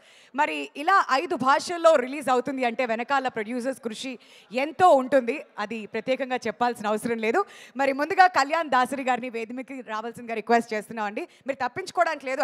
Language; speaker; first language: Telugu; native; Telugu